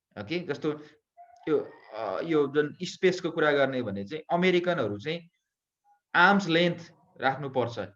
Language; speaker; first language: Nepali; native; Nepali